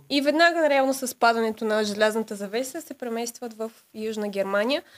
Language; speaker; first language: Bulgarian; native; Bulgarian